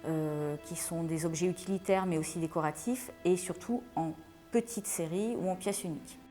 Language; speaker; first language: French; native; French